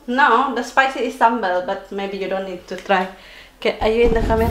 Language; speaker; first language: English; non-native, fluent; Indonesian